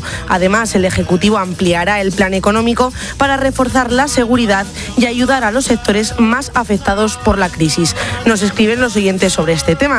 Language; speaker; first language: Spanish; native; Spanish